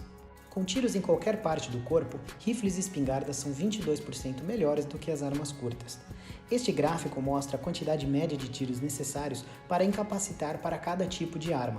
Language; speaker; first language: Portuguese; native; Portuguese